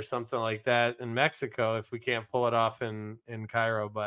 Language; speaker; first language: English; native; English